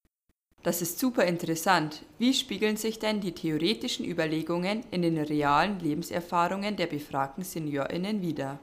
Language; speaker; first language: German; native; German